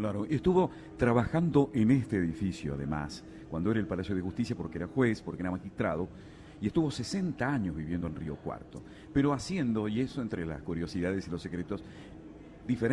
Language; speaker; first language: Spanish; native; Spanish